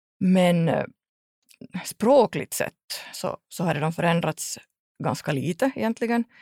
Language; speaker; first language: Swedish; native; Swedish